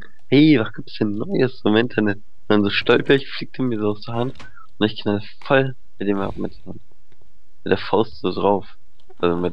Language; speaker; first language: German; native; German